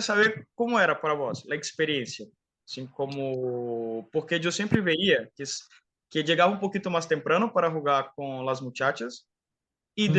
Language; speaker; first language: Spanish; non-native, fluent; Portuguese